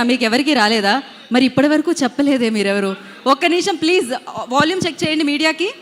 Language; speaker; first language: Telugu; native; Telugu